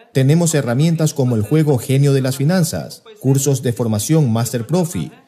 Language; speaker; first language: Spanish; non-native, fluent; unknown